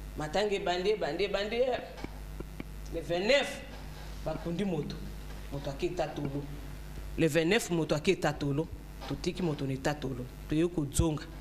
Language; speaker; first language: Lingala; non-native, local second language; Luba-Lulua